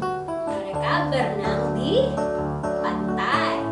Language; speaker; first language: Indonesian; non-native, learner; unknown